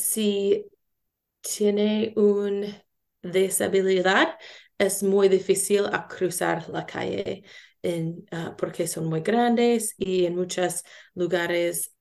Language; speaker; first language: Spanish; non-native, learner; English